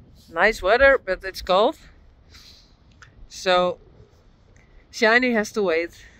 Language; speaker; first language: English; non-native, learner; Dutch